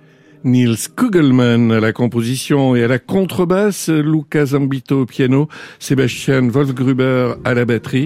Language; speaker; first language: French; native; French